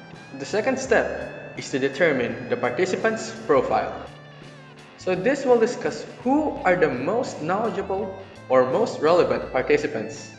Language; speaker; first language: English; non-native, local second language; Filipino